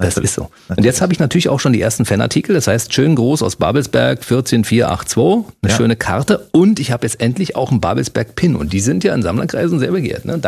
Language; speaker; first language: German; native; German